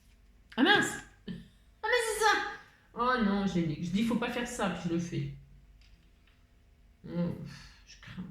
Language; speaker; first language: French; native; French